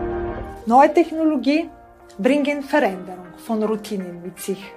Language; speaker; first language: German; non-native, fluent; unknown